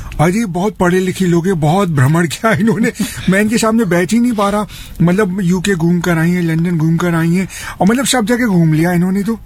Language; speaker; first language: Hindi; native; Hindi